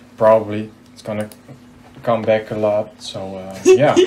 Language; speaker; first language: English; non-native, fluent; Dutch